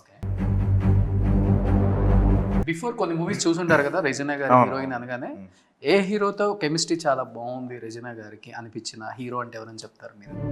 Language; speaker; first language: Telugu; native; Telugu